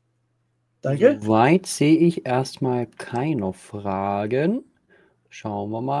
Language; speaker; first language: German; native; German